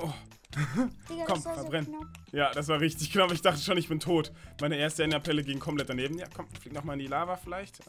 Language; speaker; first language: German; native; German